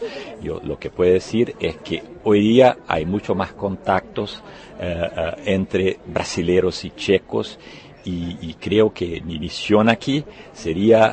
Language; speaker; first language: Spanish; non-native, fluent; Portuguese